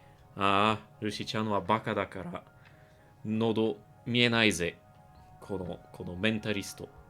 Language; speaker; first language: Japanese; non-native, learner; English